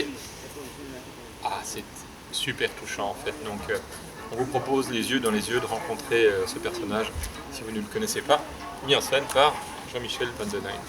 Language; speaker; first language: French; native; French